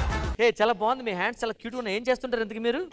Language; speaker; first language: Telugu; native; Telugu